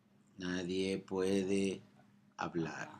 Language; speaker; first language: Spanish; non-native, fluent; English